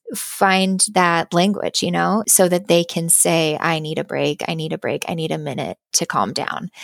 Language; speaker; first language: English; native; English